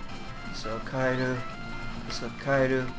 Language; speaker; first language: Japanese; non-native, learner; English